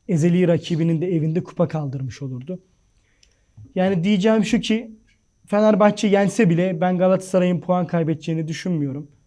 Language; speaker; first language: Turkish; native; Turkish